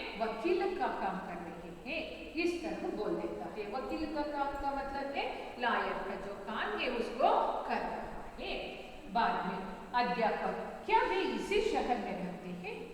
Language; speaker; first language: Hindi; non-native, local second language; Kannada